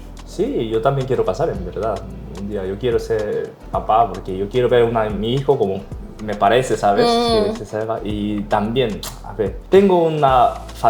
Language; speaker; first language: Spanish; non-native, learner; Korean